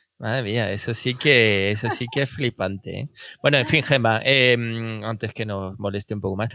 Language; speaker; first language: Spanish; non-native, fluent; French